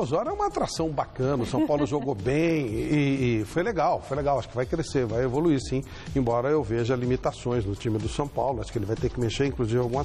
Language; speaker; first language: Portuguese; native; Portuguese